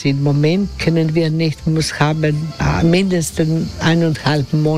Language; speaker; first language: German; non-native, learner; Croatian